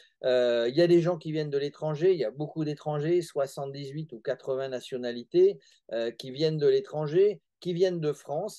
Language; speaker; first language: French; native; French